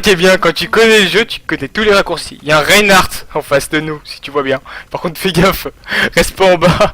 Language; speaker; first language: French; native; French